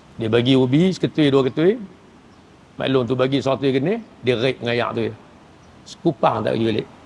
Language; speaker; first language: Malay; native; Malay